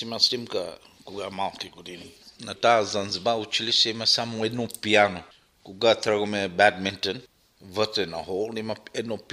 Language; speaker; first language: Bulgarian; non-native, local second language; Arabic